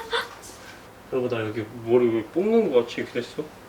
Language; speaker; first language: Korean; native; Korean